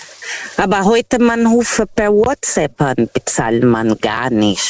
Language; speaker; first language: German; non-native, fluent; Portuguese